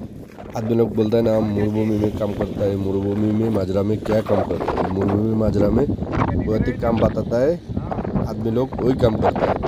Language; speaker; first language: Hindi; non-native, learner; Bangla